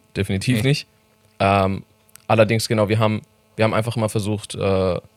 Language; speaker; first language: German; non-native, fluent; Persian